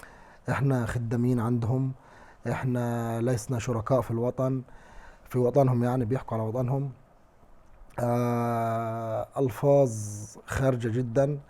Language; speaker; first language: Arabic; native; Arabic